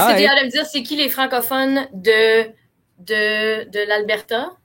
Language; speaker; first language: French; native; French